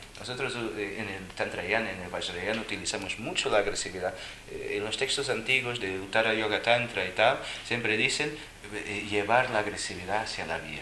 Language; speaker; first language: Spanish; non-native, fluent; Portuguese